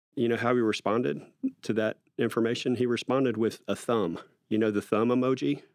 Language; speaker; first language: English; native; English